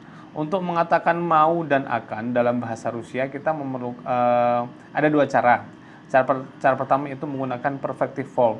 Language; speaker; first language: Indonesian; native; Indonesian